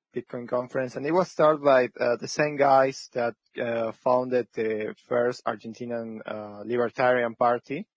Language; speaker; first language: English; non-native, fluent; French